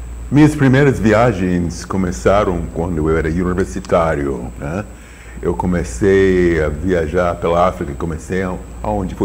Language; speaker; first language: Portuguese; non-native, fluent; English